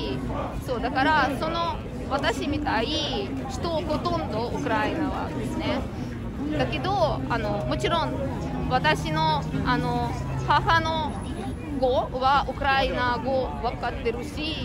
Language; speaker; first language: Japanese; non-native, learner; Russian